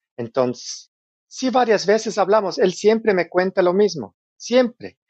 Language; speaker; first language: Spanish; non-native, fluent; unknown